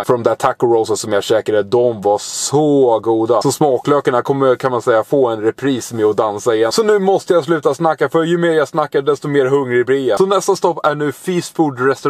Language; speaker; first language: Swedish; native; Swedish